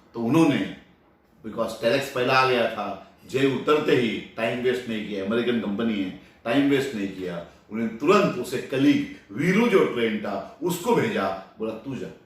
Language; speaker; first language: Hindi; non-native, local second language; Marathi